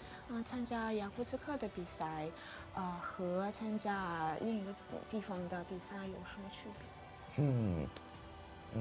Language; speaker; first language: Chinese; non-native, fluent; Russian